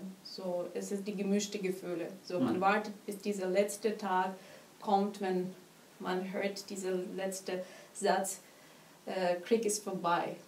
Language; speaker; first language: German; non-native, learner; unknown